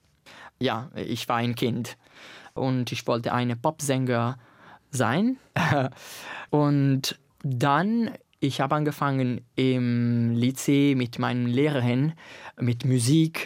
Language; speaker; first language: German; non-native, fluent; Italian